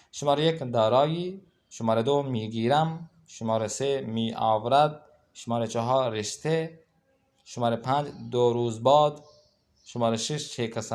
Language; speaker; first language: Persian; non-native, learner; Urdu